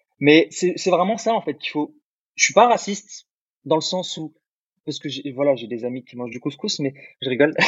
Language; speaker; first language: French; early bilingual, other home language; Arabic